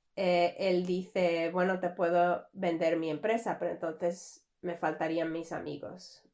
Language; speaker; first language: Spanish; early bilingual, heritage; English